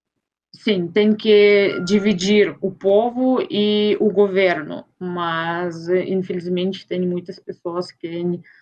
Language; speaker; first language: Portuguese; non-native, fluent; Russian